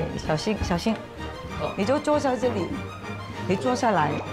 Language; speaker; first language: Chinese; non-native, local second language; Cantonese